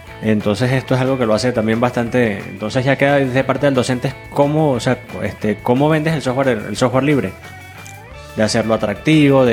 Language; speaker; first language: Spanish; native; Spanish